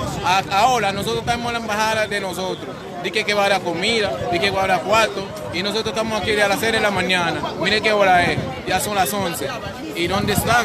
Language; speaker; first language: Spanish; non-native, fluent; Haitian Creole